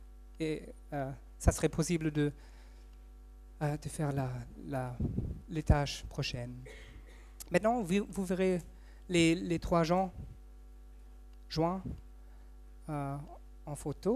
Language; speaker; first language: French; non-native, fluent; German